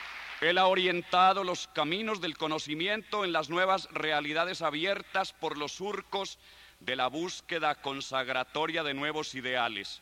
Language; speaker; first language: Spanish; native; Spanish